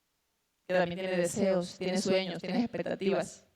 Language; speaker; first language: Spanish; native; Spanish